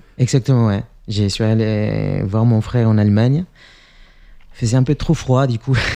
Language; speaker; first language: French; non-native, fluent; Spanish